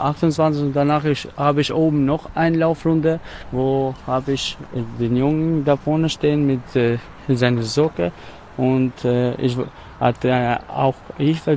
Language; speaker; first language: German; non-native, learner; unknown